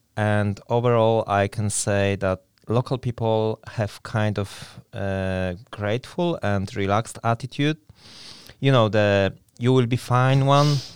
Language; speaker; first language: English; non-native, fluent; Polish